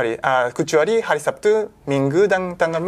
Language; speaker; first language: Indonesian; non-native, fluent; Japanese